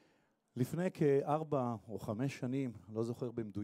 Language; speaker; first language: Hebrew; native; Hebrew